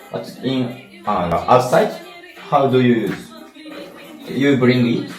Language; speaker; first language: English; non-native, learner; Japanese